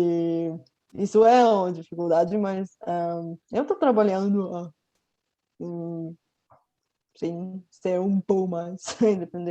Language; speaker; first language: Portuguese; non-native, fluent; Bulgarian